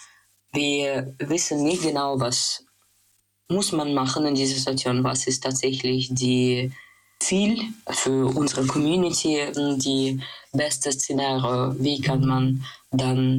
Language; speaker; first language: German; non-native, fluent; Russian